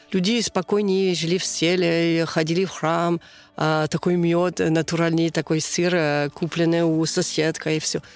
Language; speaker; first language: Russian; non-native, learner; French